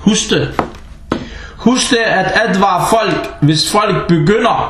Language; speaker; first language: Danish; non-native, fluent; Arabic